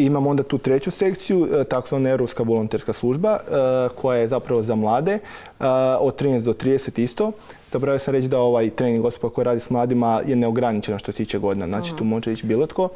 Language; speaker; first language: Croatian; native; Croatian